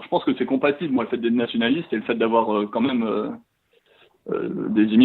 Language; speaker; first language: French; native; French